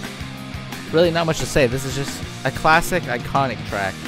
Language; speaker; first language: English; native; English